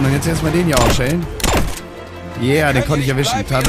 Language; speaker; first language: German; native; German